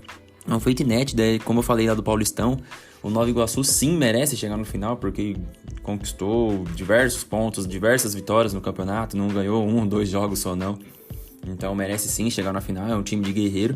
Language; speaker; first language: Portuguese; native; Portuguese